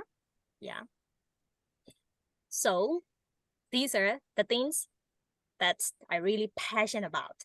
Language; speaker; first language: English; non-native, learner; Burmese